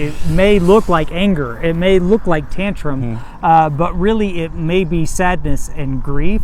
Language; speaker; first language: English; native; English